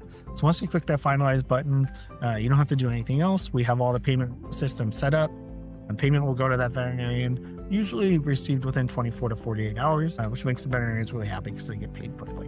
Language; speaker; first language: English; native; English